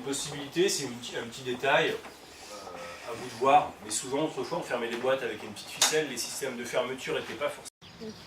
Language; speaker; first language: French; native; French